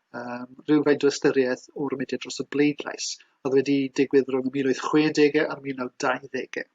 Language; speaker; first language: Welsh; native; Welsh